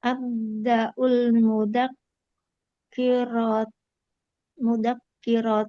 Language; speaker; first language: Arabic; non-native, learner; Indonesian